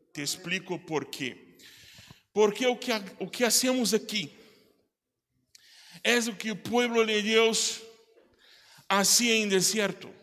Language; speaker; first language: Spanish; non-native, learner; Portuguese